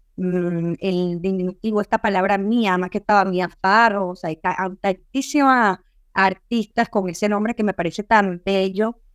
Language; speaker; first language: Spanish; native; Spanish